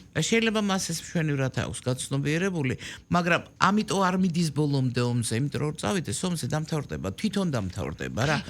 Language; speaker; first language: Georgian; native; Georgian